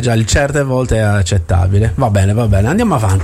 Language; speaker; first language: Italian; native; Italian